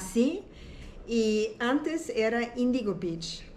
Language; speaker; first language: Spanish; non-native, learner; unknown